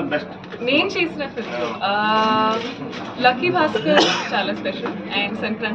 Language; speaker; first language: Telugu; non-native, learner; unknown